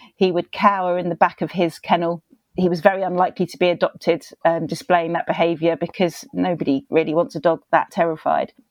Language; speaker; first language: English; native; English